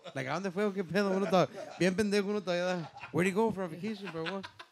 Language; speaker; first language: Spanish; early bilingual, heritage; Spanish